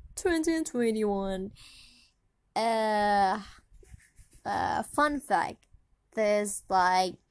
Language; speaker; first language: English; non-native, learner; Indonesian